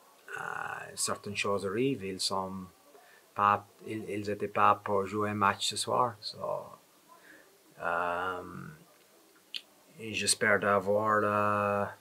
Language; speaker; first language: French; non-native, fluent; English